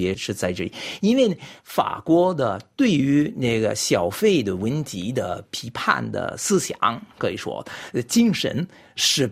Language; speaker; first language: Chinese; non-native, fluent; French